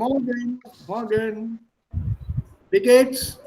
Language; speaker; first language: German; non-native, fluent; Hindi